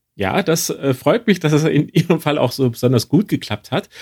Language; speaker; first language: German; native; German